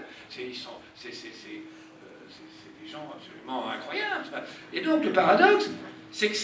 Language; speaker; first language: French; native; French